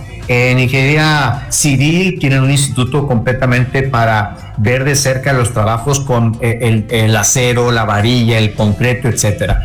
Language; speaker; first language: Spanish; native; Spanish